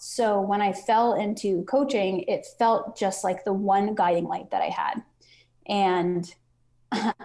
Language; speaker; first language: English; native; English